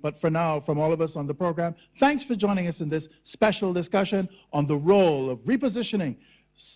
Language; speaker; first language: English; native; English